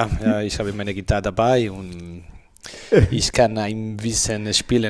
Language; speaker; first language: German; non-native, learner; Spanish